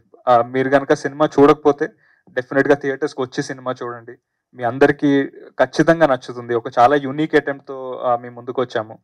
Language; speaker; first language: Telugu; native; Telugu